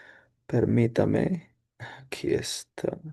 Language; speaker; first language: Spanish; non-native, fluent; English